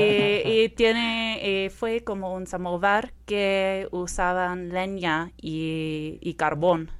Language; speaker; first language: Spanish; non-native, fluent; English